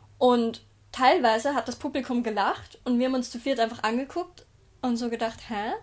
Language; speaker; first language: German; native; German